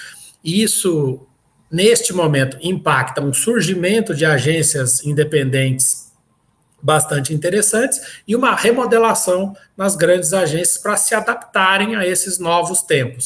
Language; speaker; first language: Portuguese; native; Portuguese